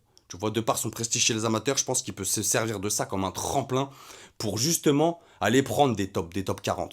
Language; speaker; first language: French; native; French